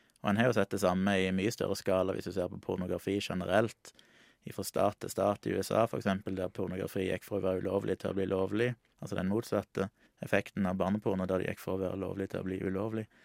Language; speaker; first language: Norwegian; native; Norwegian